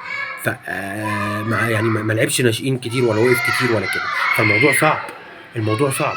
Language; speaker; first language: Arabic; native; Arabic